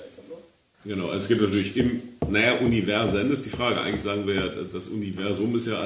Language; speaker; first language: German; native; German